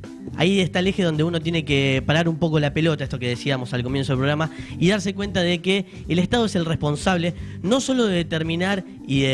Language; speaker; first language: Spanish; native; Spanish